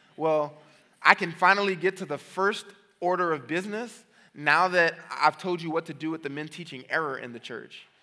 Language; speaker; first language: English; native; English